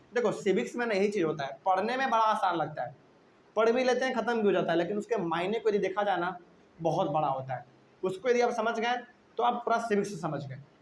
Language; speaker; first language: Hindi; native; Hindi